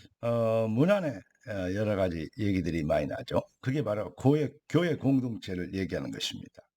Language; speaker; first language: Korean; native; Korean